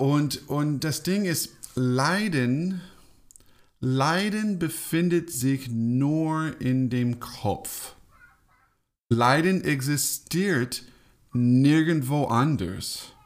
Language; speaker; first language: German; non-native, fluent; English